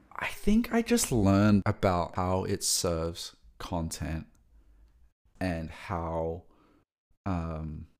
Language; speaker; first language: English; native; English